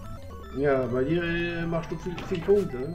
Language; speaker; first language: German; non-native, learner; French